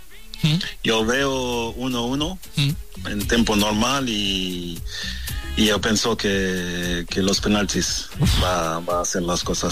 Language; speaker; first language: Spanish; non-native, fluent; French